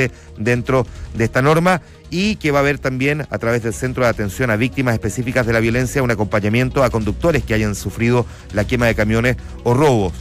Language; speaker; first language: Spanish; native; Spanish